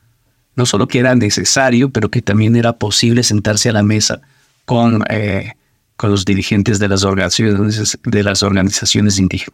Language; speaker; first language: Spanish; native; Spanish